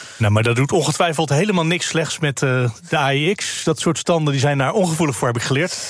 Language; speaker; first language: Dutch; native; Dutch